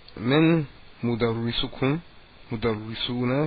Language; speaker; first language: Arabic; non-native, fluent; English